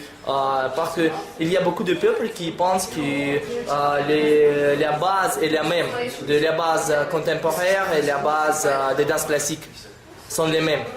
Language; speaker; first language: French; non-native, learner; Russian